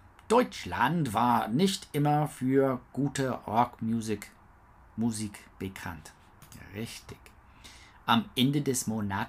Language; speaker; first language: German; non-native, learner; English